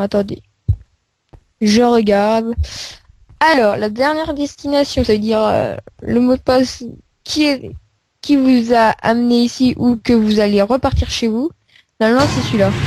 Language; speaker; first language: French; native; French